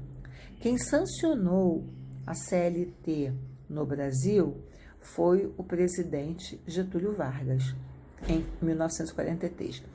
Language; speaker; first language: Portuguese; native; Portuguese